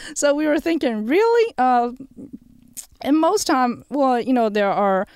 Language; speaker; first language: English; non-native, fluent; Chinese